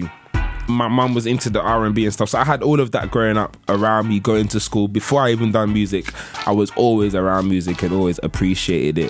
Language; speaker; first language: English; native; English